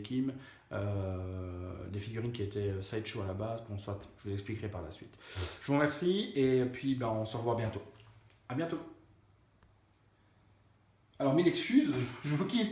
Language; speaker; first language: French; native; French